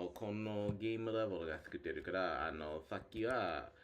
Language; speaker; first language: Japanese; non-native, learner; English